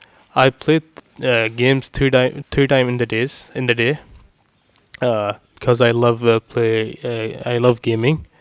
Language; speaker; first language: English; non-native, learner; Urdu